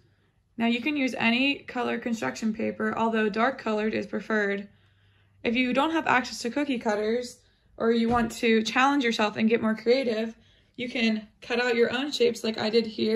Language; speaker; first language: English; native; English